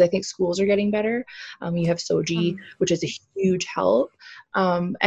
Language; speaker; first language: English; native; English